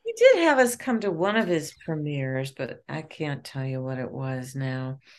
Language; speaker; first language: English; native; English